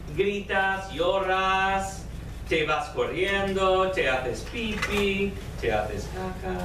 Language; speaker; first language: Spanish; non-native, fluent; English